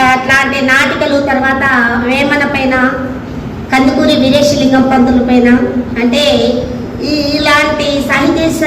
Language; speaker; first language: Telugu; native; Telugu